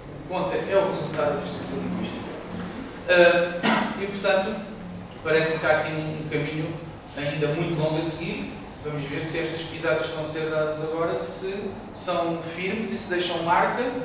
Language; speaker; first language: Portuguese; native; Portuguese